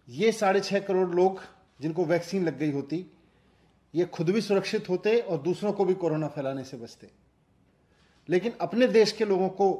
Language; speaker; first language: Hindi; native; Hindi